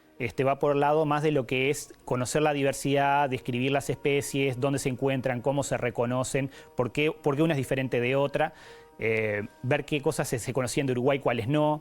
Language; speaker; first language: Spanish; native; Spanish